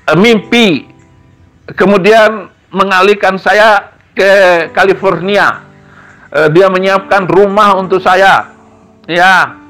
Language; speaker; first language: Indonesian; non-native, local second language; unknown